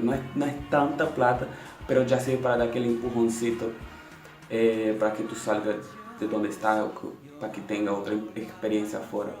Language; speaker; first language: Spanish; non-native, local second language; Portuguese